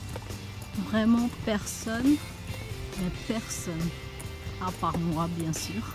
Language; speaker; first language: French; non-native, fluent; Bangla